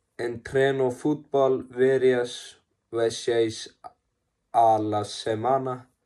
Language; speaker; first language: Spanish; non-native, learner; Icelandic